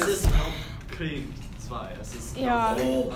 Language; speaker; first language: German; non-native, learner; English